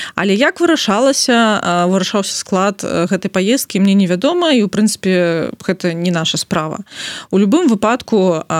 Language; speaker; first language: Belarusian; non-native, local second language; Russian